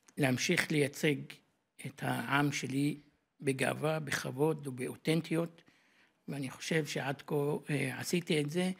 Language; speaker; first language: Hebrew; non-native, local second language; Arabic